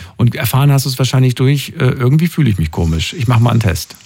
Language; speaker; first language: German; native; German